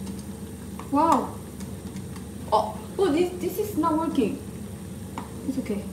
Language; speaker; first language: English; non-native, learner; Korean